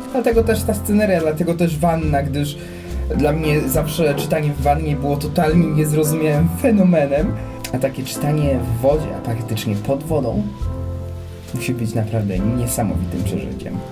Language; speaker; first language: Polish; native; Polish